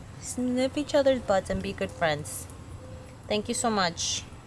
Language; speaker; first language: English; non-native, fluent; Spanish